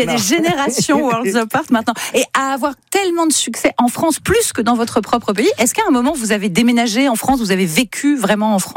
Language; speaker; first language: French; native; French